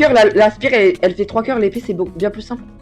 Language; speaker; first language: French; native; French